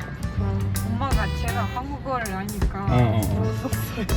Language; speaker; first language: Korean; non-native, fluent; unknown